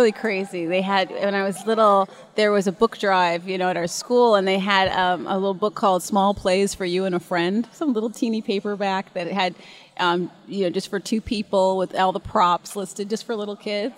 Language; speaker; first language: English; native; English